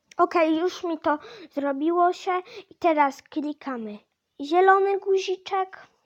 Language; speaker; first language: Polish; native; Polish